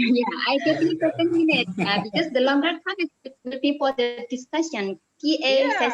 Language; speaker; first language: English; non-native, fluent; Indonesian